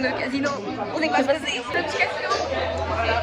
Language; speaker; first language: French; native; French